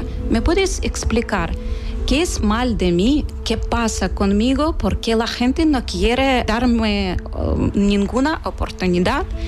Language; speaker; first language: Spanish; non-native, fluent; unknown